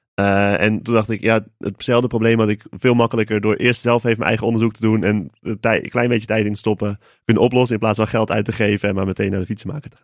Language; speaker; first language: Dutch; native; Dutch